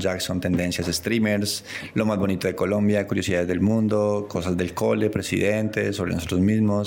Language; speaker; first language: Spanish; native; Spanish